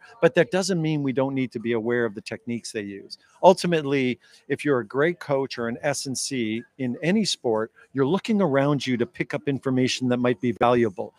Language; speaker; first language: English; native; English